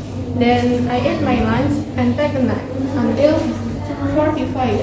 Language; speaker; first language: English; non-native, learner; Indonesian